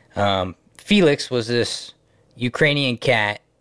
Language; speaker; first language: English; native; English